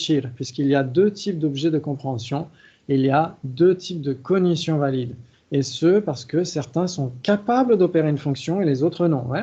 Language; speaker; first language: French; native; French